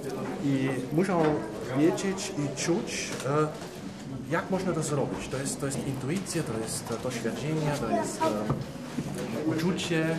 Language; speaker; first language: Polish; non-native, fluent; German